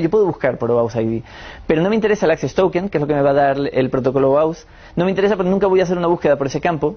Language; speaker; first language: Spanish; native; Spanish